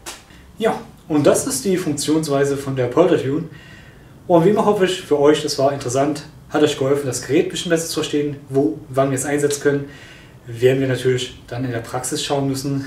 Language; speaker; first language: German; native; German